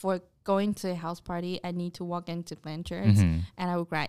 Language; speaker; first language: English; native; English